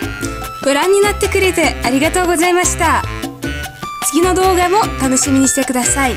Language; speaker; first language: Japanese; non-native, fluent; Russian